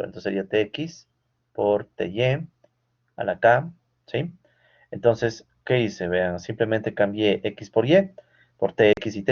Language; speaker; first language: Spanish; native; Spanish